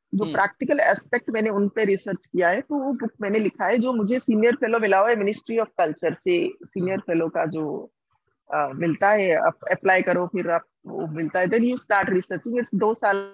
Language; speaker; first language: Hindi; non-native, local second language; Odia